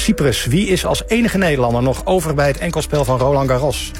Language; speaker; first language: Dutch; native; Dutch